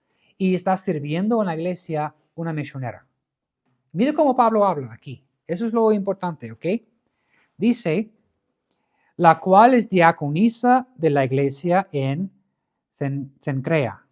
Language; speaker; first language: Spanish; non-native, fluent; English